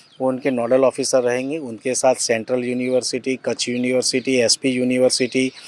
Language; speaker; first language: Hindi; non-native, local second language; Gujarati